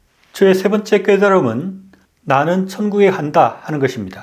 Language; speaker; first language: Korean; native; Korean